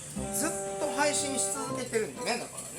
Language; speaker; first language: Japanese; native; Japanese